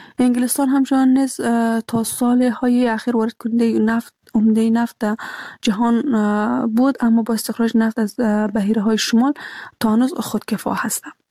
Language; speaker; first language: Persian; native; Persian